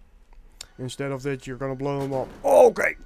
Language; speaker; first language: English; non-native, fluent; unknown